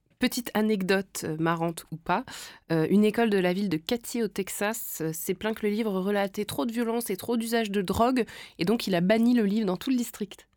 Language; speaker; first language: French; native; French